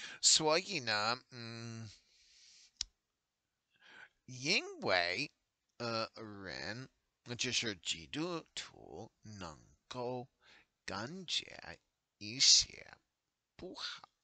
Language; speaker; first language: Chinese; non-native, learner; English